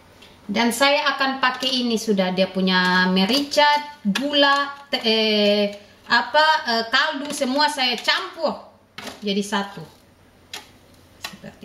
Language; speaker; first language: Indonesian; non-native, local second language; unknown